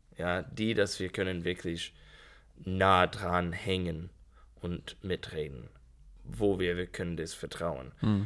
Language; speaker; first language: German; non-native, learner; English